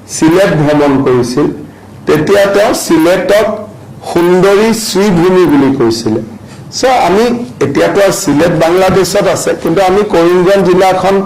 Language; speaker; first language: Assamese; native; Assamese